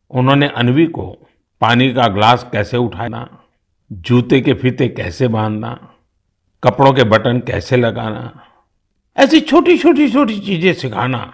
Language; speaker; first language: Hindi; non-native, local second language; Gujarati